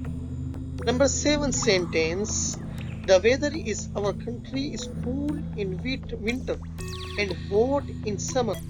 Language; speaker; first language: English; non-native, local second language; Urdu